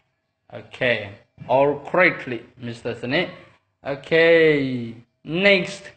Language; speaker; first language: English; non-native, learner; Thai